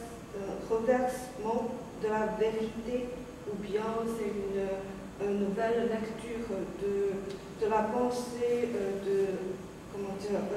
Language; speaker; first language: French; non-native, learner; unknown